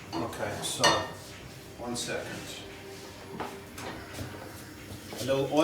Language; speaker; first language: English; native; English